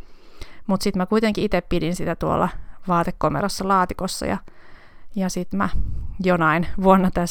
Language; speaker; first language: Finnish; native; Finnish